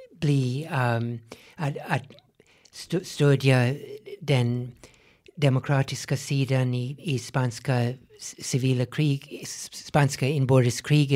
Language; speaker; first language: Swedish; non-native, fluent; English